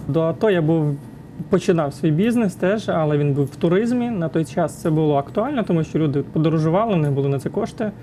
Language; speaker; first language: Ukrainian; native; Ukrainian